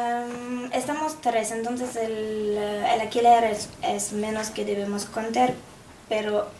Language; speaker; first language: Spanish; non-native, learner; French